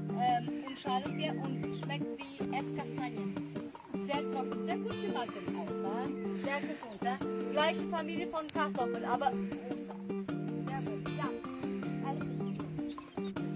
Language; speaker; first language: German; non-native, learner; Portuguese